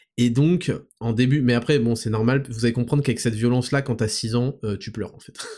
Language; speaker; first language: French; native; French